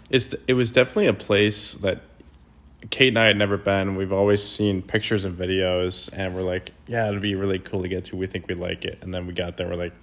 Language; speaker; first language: English; native; English